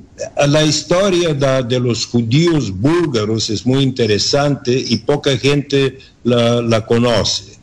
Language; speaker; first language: Spanish; non-native, learner; Bulgarian